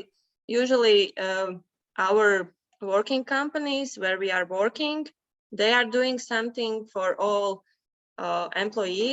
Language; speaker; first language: English; non-native, learner; Latvian